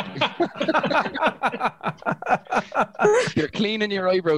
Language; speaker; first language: English; native; English